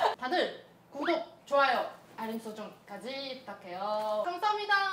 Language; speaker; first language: Korean; non-native, learner; Chinese